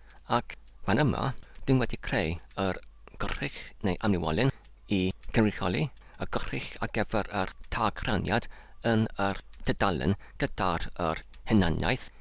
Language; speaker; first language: Welsh; non-native, learner; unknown